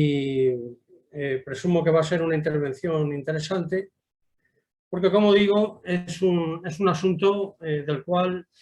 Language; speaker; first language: Spanish; native; Spanish